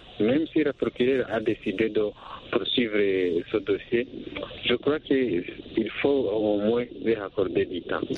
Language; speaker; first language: French; non-native, local second language; Rundi